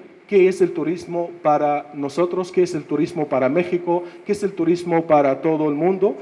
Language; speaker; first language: Spanish; non-native, fluent; Arabic